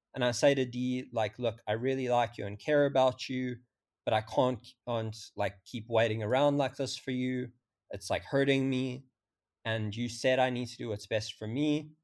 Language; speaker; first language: English; native; English